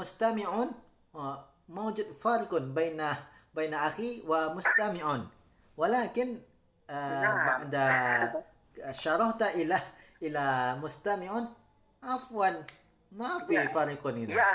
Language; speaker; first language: Arabic; non-native, learner; Indonesian